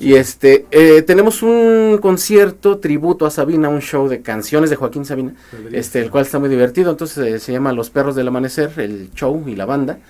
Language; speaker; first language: Spanish; native; Spanish